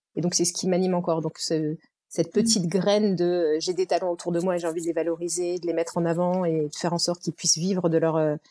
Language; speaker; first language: French; native; French